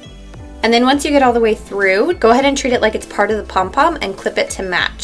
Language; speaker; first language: English; native; English